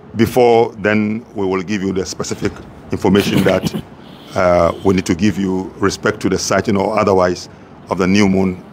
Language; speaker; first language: English; non-native, local second language; Hausa